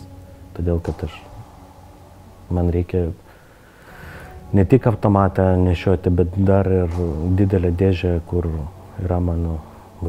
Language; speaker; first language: Lithuanian; non-native, learner; Ukrainian